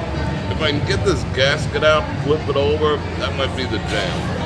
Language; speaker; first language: English; native; English